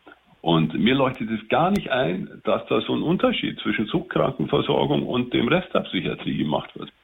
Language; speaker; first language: German; native; German